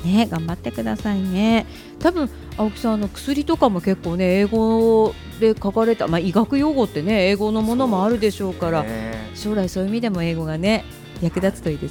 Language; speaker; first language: Japanese; native; Japanese